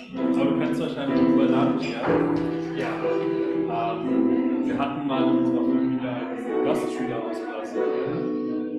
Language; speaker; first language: German; early bilingual, other home language; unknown